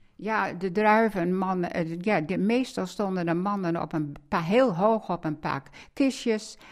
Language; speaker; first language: Dutch; native; Dutch